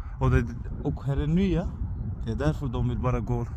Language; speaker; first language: Swedish; non-native, fluent; Turkish